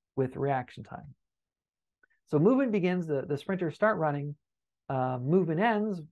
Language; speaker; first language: English; native; English